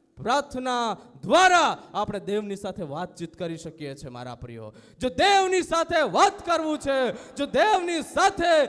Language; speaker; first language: Gujarati; native; Gujarati